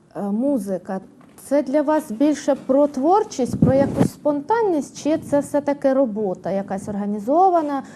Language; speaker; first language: Ukrainian; native; Ukrainian